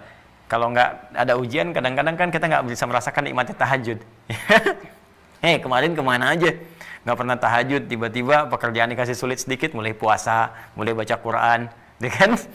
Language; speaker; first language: Indonesian; native; Indonesian